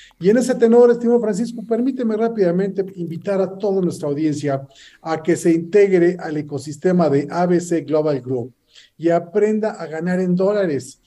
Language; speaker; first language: Spanish; native; Spanish